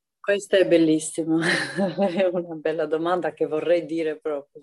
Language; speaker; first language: Italian; non-native, fluent; Albanian